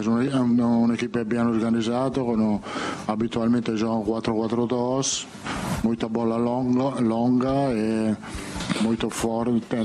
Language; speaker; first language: Portuguese; non-native, fluent; Italian